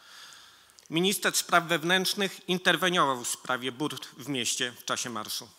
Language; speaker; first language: Polish; native; Polish